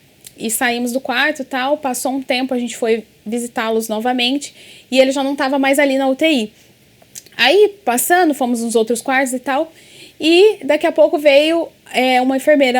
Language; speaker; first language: Portuguese; native; Portuguese